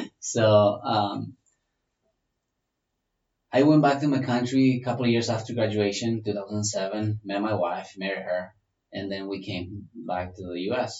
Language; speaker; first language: English; non-native, fluent; Spanish